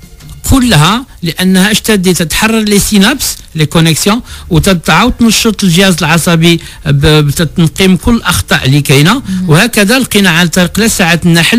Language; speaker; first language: Arabic; native; Arabic